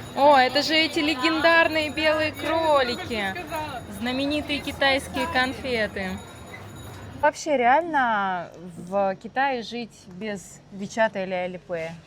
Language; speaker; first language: Russian; native; Russian